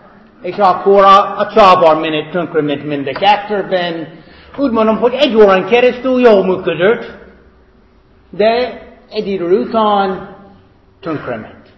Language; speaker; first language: Hungarian; non-native, fluent; English